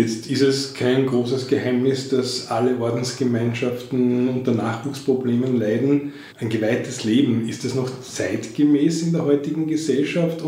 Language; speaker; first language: German; native; German